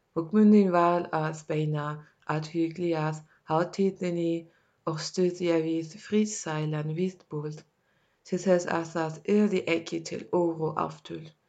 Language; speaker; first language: Icelandic; non-native, learner; German